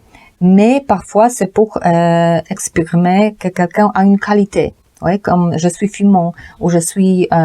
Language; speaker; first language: French; non-native, fluent; Polish